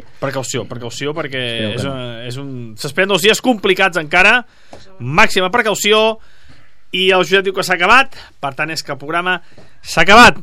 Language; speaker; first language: Catalan; native; Catalan